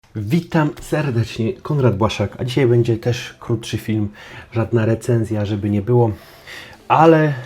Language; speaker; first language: Polish; native; Polish